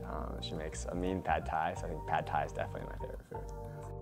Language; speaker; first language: English; native; English